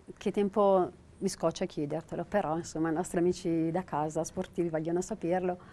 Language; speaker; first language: Italian; native; Italian